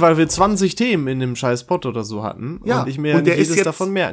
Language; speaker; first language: German; native; German